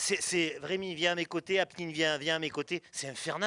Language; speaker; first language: French; native; French